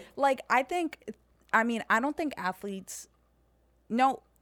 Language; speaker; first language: English; early bilingual, heritage; Serbian